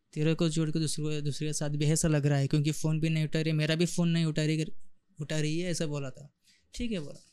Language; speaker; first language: Hindi; non-native, local second language; Telugu